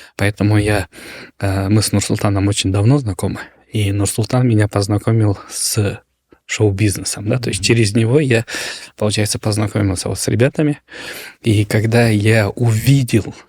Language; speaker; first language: Russian; non-native, local second language; Kyrgyz